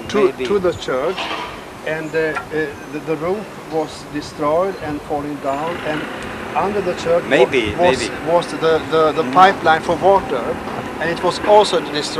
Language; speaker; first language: English; non-native, fluent; Swedish